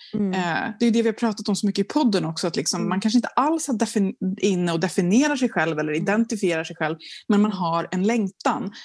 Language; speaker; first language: Swedish; native; Swedish